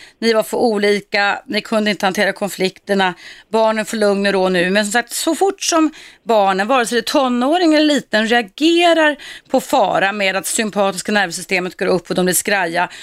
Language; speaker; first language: Swedish; native; Swedish